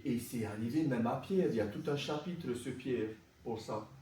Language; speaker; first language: French; native; French